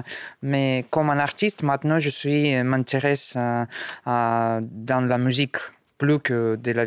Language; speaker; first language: French; non-native, learner; Russian